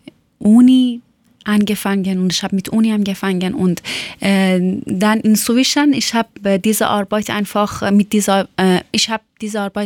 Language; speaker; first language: German; non-native, learner; Persian